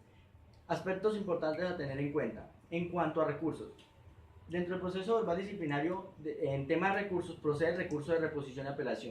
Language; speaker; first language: Spanish; native; Spanish